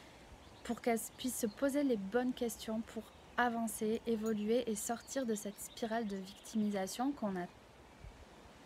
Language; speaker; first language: French; native; French